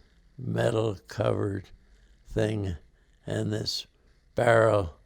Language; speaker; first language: English; native; English